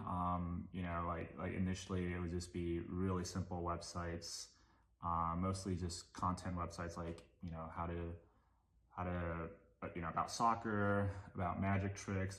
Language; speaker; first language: English; non-native, local second language; Cantonese